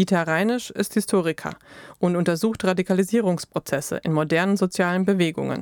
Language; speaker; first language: German; native; German